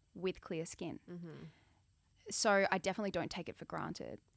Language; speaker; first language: English; native; English